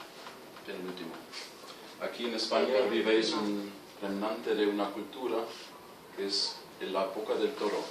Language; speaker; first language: Spanish; non-native, fluent; German